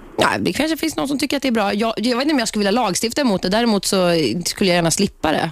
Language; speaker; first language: Swedish; native; Swedish